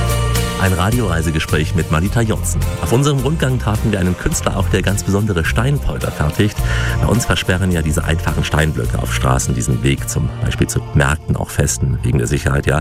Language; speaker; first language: German; native; German